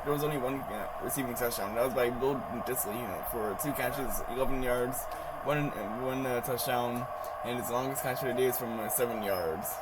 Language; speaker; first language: English; native; English